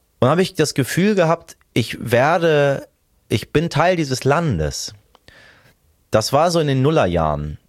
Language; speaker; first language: German; early bilingual, other home language; Persian